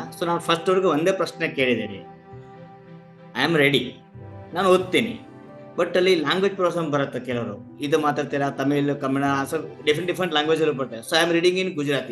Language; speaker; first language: Kannada; non-native, local second language; Gujarati